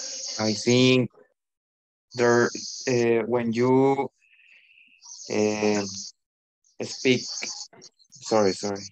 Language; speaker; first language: English; non-native, learner; Spanish